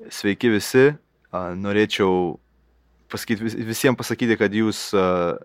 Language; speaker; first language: English; non-native, fluent; Lithuanian